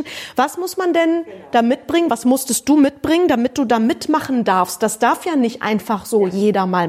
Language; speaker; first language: German; native; German